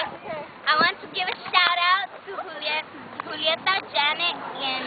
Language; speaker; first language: English; native; English